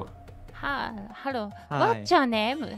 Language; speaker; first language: English; non-native, learner; Japanese